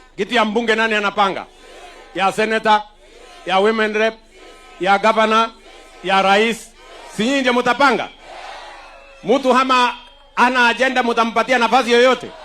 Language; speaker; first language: Swahili; non-native, local second language; Kalenjin